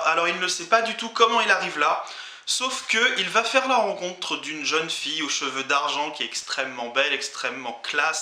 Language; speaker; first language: French; native; French